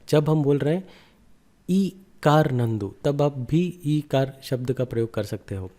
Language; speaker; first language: Hindi; non-native, local second language; Kannada